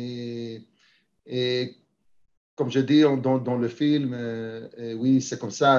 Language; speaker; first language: French; early bilingual, heritage; Hebrew